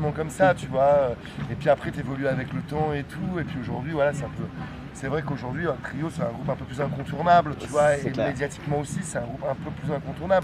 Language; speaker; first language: French; native; French